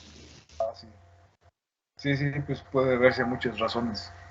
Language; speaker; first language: Spanish; native; Spanish